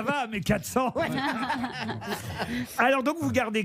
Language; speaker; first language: French; native; French